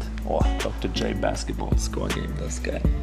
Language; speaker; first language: German; native; German